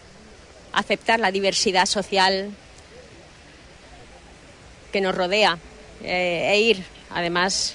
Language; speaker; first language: Spanish; native; Spanish